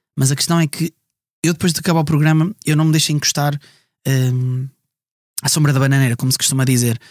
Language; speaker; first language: Portuguese; native; Portuguese